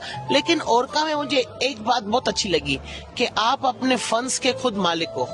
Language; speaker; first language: Hindi; native; Hindi